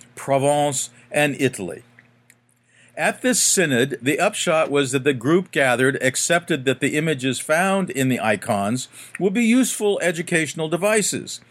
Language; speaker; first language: English; native; English